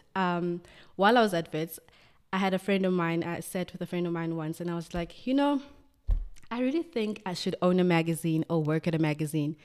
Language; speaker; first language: English; non-native, local second language; Zulu